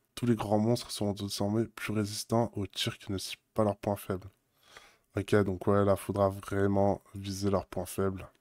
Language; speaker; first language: French; native; French